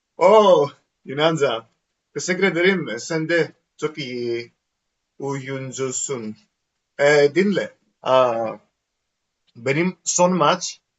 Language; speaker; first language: Turkish; non-native, learner; Greek